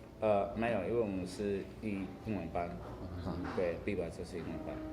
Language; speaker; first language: Chinese; non-native, learner; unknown